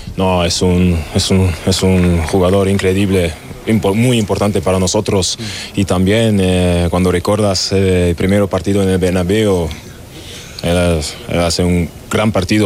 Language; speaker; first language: Spanish; non-native, learner; German